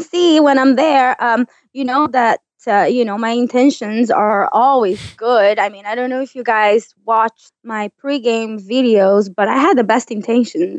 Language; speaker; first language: English; non-native, fluent; Portuguese